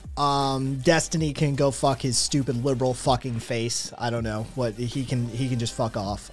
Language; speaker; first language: English; native; English